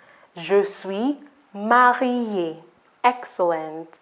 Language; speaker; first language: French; non-native, fluent; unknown